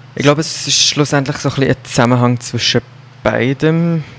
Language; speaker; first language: German; native; German